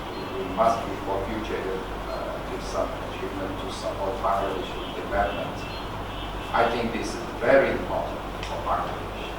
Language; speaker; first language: English; non-native, learner; Chinese